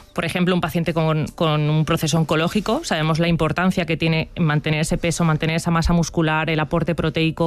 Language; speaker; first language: Spanish; native; Spanish